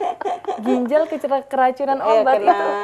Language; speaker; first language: Indonesian; native; Indonesian